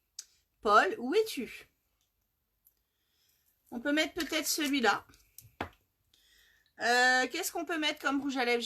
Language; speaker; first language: French; native; French